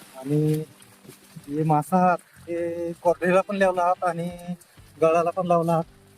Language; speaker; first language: Marathi; non-native, local second language; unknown